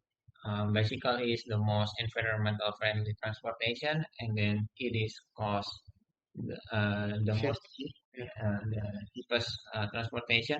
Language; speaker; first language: English; non-native, learner; Indonesian